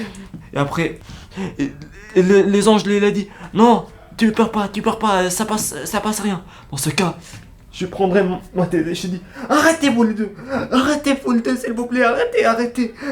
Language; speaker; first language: French; non-native, learner; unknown